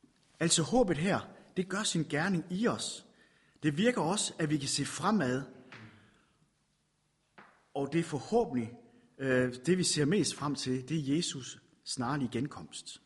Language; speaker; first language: Danish; native; Danish